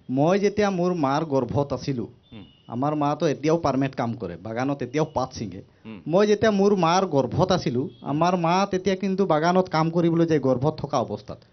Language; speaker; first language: Assamese; non-native, local second language; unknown